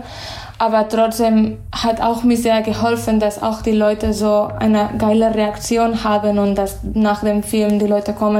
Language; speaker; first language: German; non-native, fluent; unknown